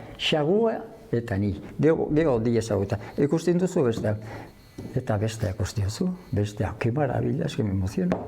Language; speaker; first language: Basque; native; Basque